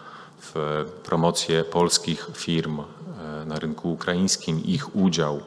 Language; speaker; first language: Polish; native; Polish